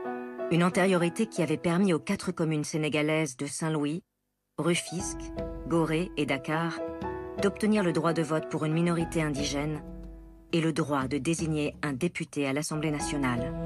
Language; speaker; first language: French; native; French